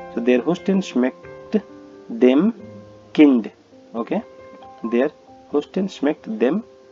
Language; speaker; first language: German; non-native, fluent; Hindi